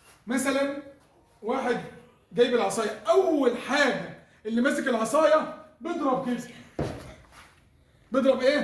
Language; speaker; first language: Arabic; native; Arabic